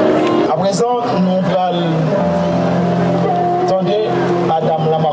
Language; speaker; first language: French; non-native, local second language; Haitian Creole